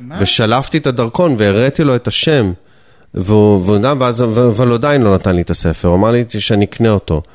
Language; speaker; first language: Hebrew; native; Hebrew